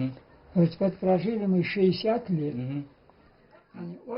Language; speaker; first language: Russian; native; Russian